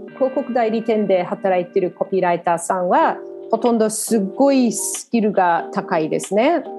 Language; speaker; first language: Japanese; non-native, fluent; English